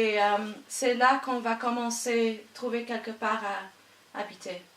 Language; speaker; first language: French; non-native, learner; English